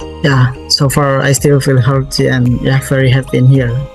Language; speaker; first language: English; non-native, fluent; Indonesian